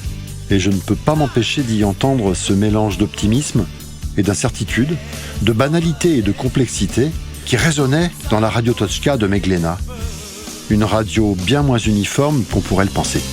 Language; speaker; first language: French; native; French